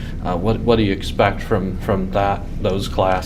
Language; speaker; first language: English; native; English